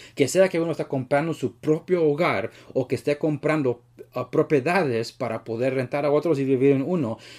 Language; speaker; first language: Spanish; early bilingual, heritage; Spanish